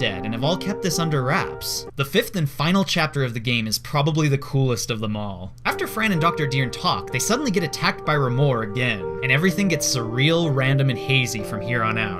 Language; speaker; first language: English; native; English